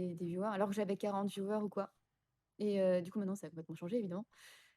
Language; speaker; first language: French; native; French